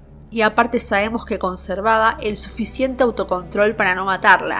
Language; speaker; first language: Spanish; native; Spanish